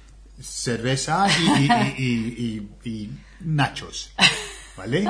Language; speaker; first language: Spanish; non-native, fluent; English